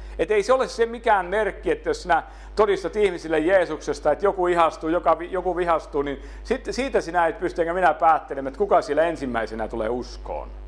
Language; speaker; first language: Finnish; native; Finnish